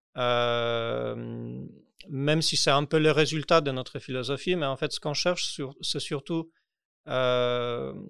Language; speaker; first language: French; non-native, fluent; Polish